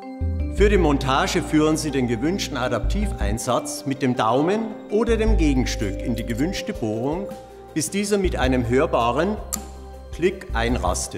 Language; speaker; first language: German; native; German